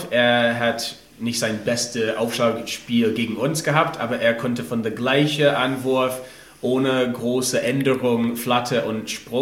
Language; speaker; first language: German; non-native, fluent; English